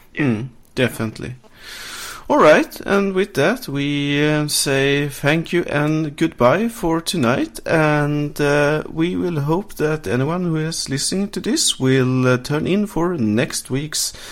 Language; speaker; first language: English; non-native, fluent; Swedish